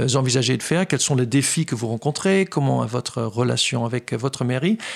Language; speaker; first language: French; non-native, fluent; Dutch